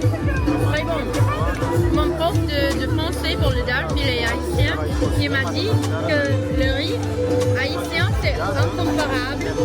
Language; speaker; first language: French; non-native, learner; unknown